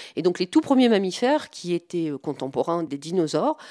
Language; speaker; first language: French; native; French